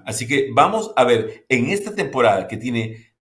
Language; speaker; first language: Spanish; native; Spanish